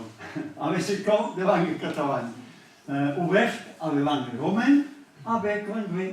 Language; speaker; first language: French; non-native, learner; Catalan